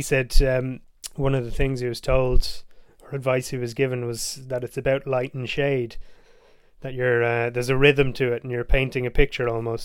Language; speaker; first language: English; native; English